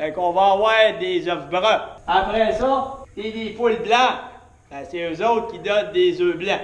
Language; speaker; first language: French; native; French